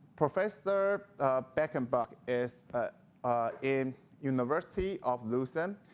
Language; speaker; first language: English; non-native, learner; Chinese